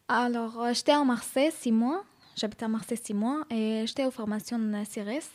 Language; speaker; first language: French; non-native, learner; Arabic